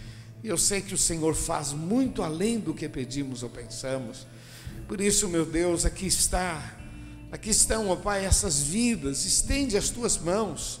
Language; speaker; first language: Portuguese; native; Portuguese